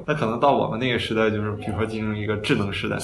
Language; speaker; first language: Chinese; native; Chinese